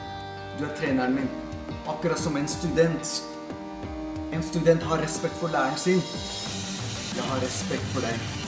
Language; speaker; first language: Norwegian; non-native, fluent; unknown